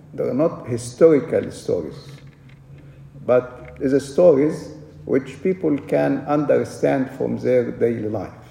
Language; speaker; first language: English; non-native, fluent; Arabic